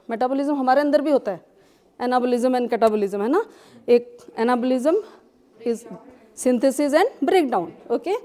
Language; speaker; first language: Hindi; non-native, local second language; Kashmiri